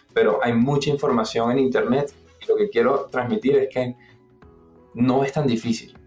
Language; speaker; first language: Spanish; native; Spanish